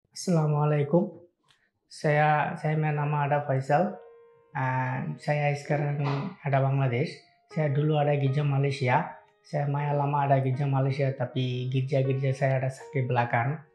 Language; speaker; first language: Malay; non-native, learner; Bangla